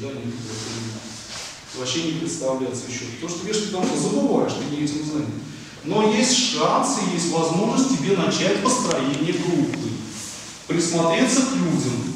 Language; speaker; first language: Russian; native; Russian